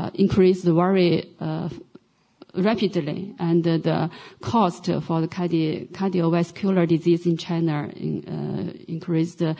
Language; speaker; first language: English; non-native, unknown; Chinese